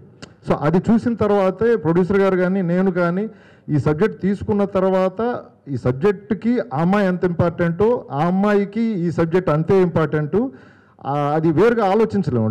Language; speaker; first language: Telugu; native; Telugu